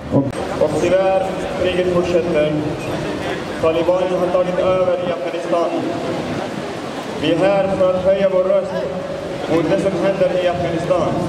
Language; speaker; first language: Swedish; non-native, fluent; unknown